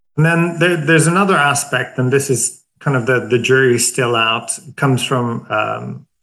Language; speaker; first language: English; non-native, fluent; Swedish